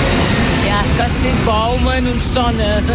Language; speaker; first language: German; non-native, learner; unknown